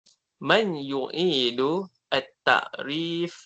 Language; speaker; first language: Arabic; non-native, learner; Malay